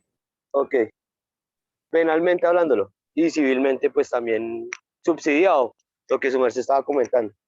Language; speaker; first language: Spanish; native; Spanish